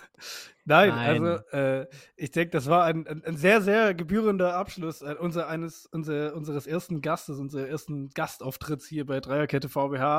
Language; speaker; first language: German; native; German